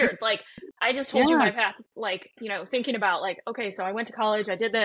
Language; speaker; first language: English; native; English